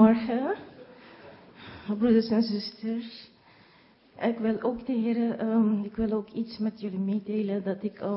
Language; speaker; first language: Dutch; non-native, learner; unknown